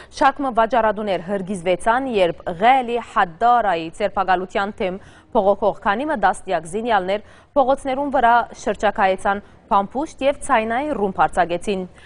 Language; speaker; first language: Armenian; early bilingual, heritage; Armenian